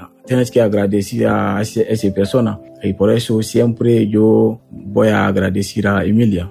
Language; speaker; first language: Spanish; non-native, learner; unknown